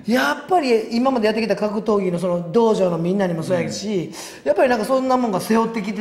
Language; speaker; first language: Japanese; native; Japanese